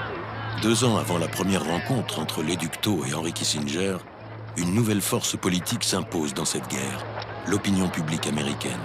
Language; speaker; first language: French; native; French